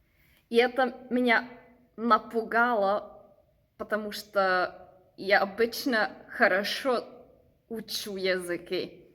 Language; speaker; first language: Russian; non-native, learner; German